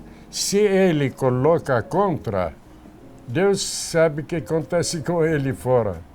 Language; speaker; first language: Portuguese; non-native, fluent; Arabic